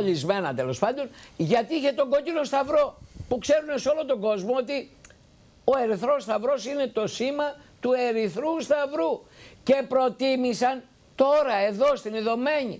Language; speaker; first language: Greek; native; Greek